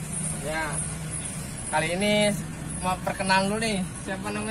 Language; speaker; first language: Indonesian; native; Indonesian